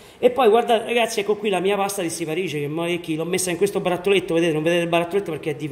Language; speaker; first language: Italian; native; Italian